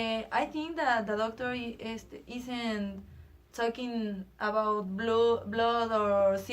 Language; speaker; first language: English; non-native, learner; Spanish